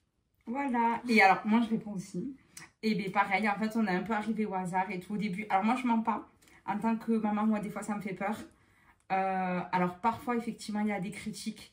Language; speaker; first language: French; native; French